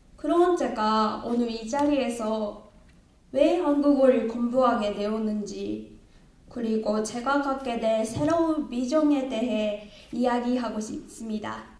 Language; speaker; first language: Korean; non-native, learner; Japanese